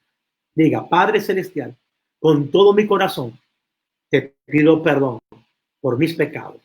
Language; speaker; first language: Spanish; native; Spanish